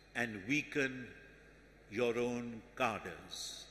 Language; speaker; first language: English; non-native, local second language; Urdu